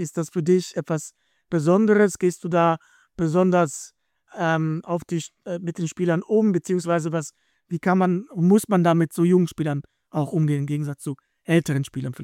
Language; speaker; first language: German; native; German